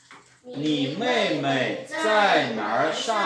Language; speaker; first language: Chinese; non-native, fluent; Lao